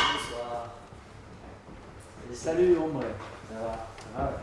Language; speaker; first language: French; native; French